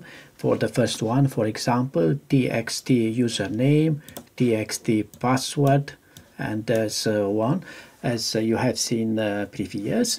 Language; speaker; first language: English; non-native, fluent; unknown